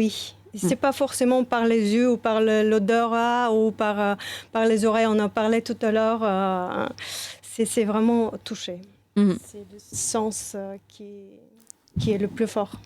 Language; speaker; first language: French; non-native, fluent; Bulgarian